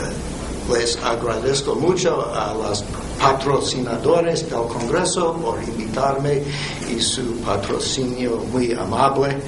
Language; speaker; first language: Spanish; non-native, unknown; English